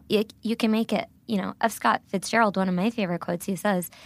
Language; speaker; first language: English; early bilingual, other home language; Gujarati